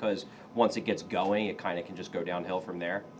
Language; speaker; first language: English; native; English